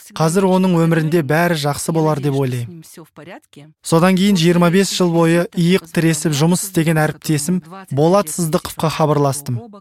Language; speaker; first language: Kazakh; non-native, local second language; Russian